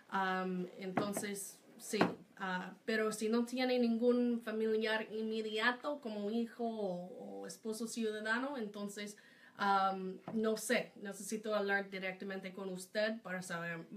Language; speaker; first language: Spanish; non-native, fluent; English